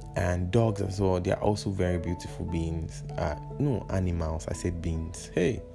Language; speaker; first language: English; non-native, local second language; Yoruba